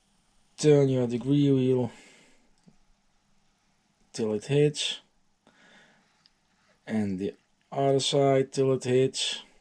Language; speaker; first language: English; non-native, fluent; Dutch